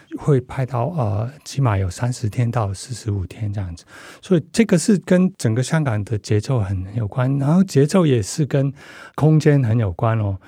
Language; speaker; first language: Chinese; non-native, local second language; Cantonese